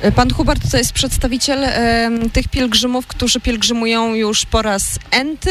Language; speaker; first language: Polish; native; Polish